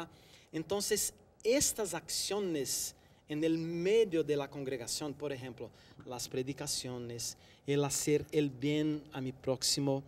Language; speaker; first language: Spanish; non-native, fluent; Portuguese